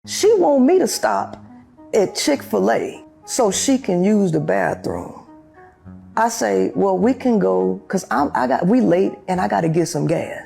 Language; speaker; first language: English; native; English